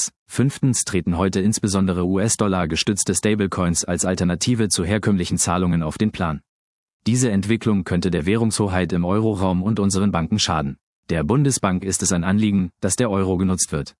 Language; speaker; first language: German; native; German